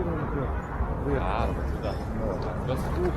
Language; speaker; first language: Russian; non-native, learner; Korean